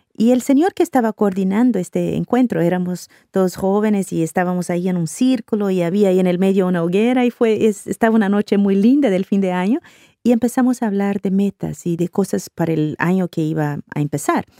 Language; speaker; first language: Spanish; non-native, fluent; Portuguese